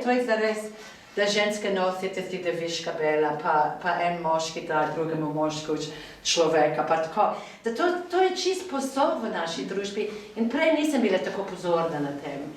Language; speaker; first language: Slovenian; non-native, fluent; English